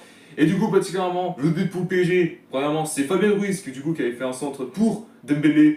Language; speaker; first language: French; native; French